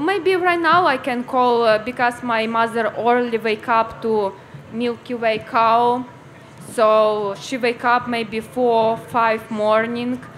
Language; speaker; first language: English; non-native, learner; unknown